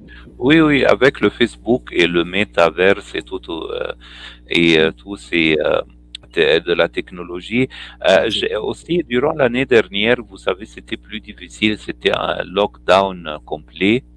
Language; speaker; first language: French; non-native, fluent; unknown